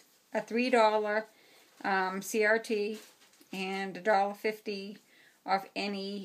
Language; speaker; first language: English; native; English